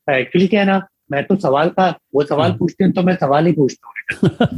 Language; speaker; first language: Hindi; native; Hindi